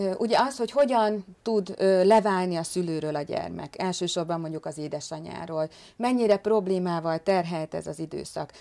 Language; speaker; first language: Hungarian; native; Hungarian